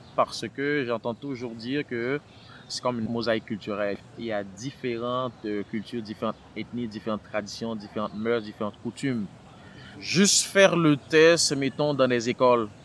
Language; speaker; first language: French; non-native, local second language; Haitian Creole